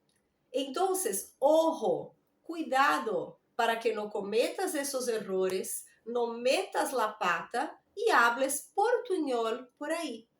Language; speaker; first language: Spanish; non-native, fluent; Portuguese